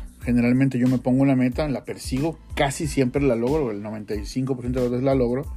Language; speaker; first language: Spanish; native; Spanish